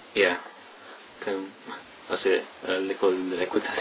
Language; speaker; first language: French; non-native, learner; English